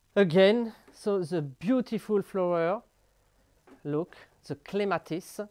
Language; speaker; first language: English; non-native, learner; French